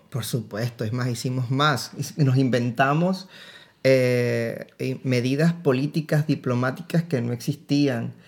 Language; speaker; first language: Spanish; native; Spanish